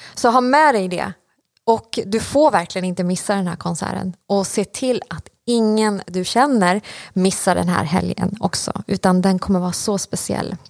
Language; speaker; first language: Swedish; native; Swedish